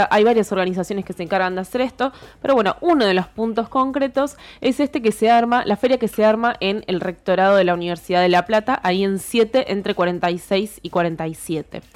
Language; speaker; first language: Spanish; native; Spanish